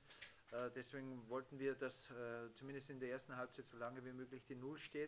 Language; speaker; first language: German; native; German